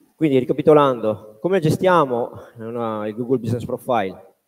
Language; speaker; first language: Italian; native; Italian